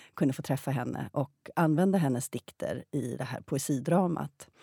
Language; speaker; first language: Swedish; non-native, fluent; Persian